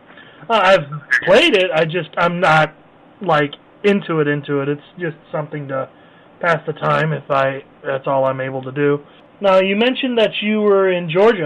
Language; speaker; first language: English; native; English